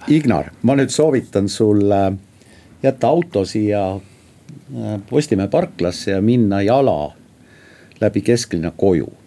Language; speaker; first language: Estonian; native; Estonian